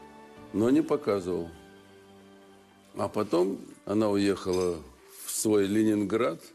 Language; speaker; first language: Russian; native; Russian